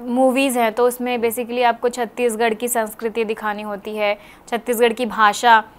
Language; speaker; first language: Hindi; native; Hindi